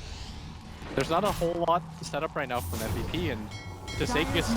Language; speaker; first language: English; native; English